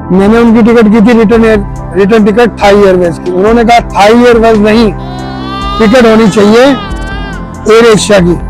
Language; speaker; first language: Hindi; native; Hindi